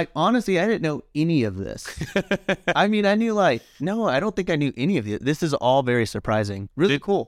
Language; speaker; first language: English; early bilingual, other home language; Spanish